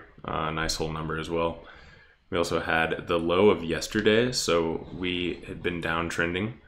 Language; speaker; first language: English; native; English